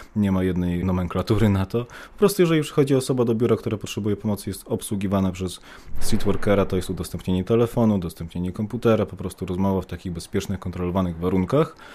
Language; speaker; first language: Polish; native; Polish